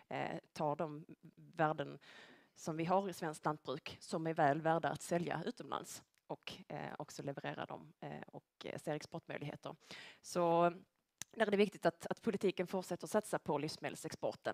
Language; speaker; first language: Swedish; native; Swedish